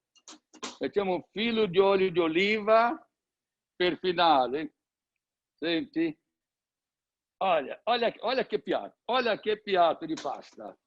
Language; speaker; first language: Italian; non-native, learner; Portuguese